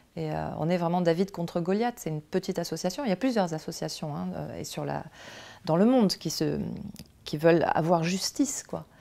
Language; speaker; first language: French; native; French